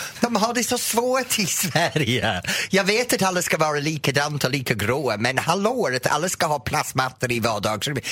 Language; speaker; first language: Swedish; non-native, fluent; English